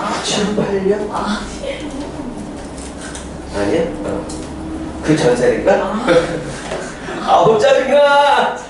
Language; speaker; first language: Korean; native; Korean